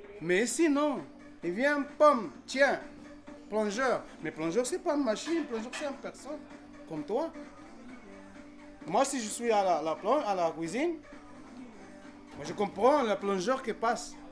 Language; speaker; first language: French; non-native, learner; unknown